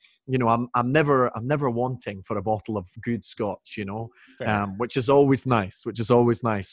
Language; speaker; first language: English; native; English